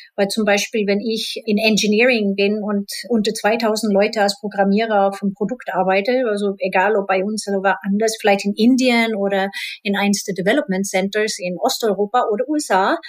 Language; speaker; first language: German; non-native, fluent; Swedish